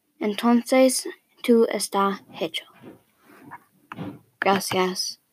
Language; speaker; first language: Spanish; non-native, learner; English